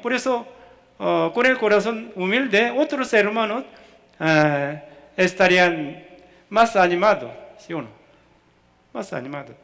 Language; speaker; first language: Spanish; non-native, fluent; Korean